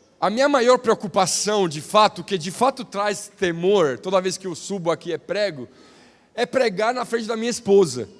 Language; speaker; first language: Portuguese; non-native, fluent; Italian